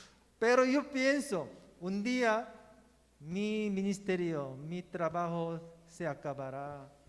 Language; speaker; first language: Spanish; non-native, learner; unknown